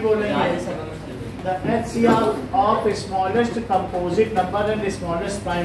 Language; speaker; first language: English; non-native, local second language; Hindi